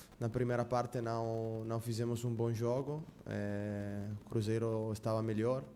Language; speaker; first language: Portuguese; non-native, fluent; Spanish